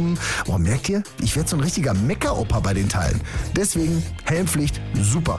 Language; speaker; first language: German; native; German